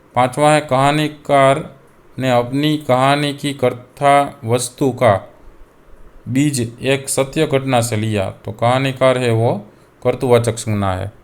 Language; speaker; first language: Hindi; non-native, local second language; Gujarati